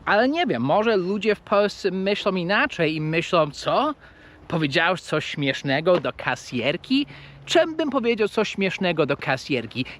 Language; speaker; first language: Polish; non-native, fluent; English